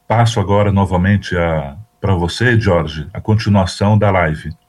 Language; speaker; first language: Portuguese; native; Portuguese